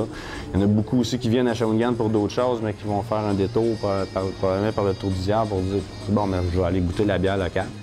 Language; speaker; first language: French; native; French